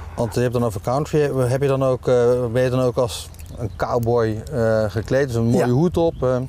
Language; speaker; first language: Dutch; native; Dutch